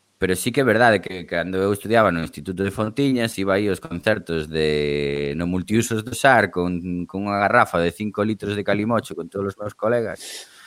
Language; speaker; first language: Galician; native; Galician